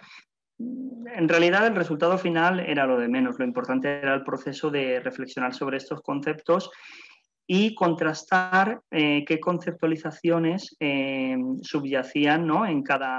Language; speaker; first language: Spanish; native; Spanish